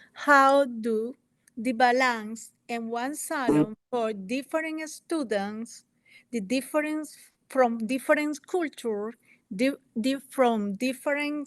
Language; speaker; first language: English; non-native, learner; Spanish